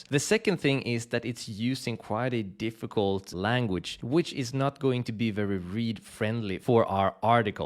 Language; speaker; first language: English; native; English